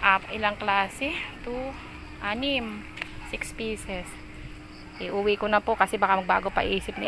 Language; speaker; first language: Filipino; native; Filipino